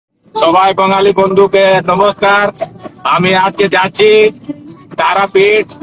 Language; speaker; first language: Bangla; non-native, learner; Hindi